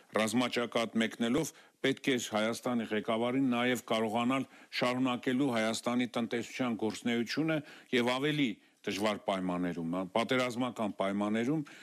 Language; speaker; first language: Armenian; native; Armenian